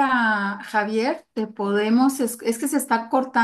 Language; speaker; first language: Spanish; native; Spanish